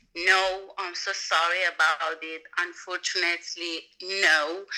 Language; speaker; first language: English; non-native, learner; Persian